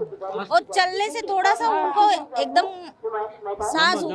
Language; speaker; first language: Hindi; non-native, local second language; Marathi